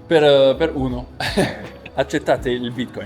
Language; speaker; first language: Italian; non-native, learner; French